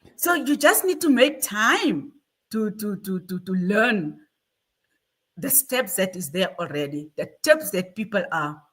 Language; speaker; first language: English; non-native, local second language; Afrikaans